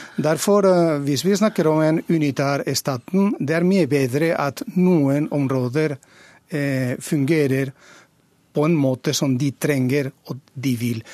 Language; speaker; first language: Norwegian; non-native, fluent; Catalan